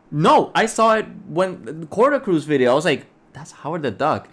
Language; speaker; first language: English; non-native, local second language; Spanish